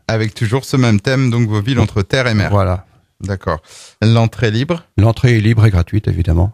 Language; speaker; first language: French; native; French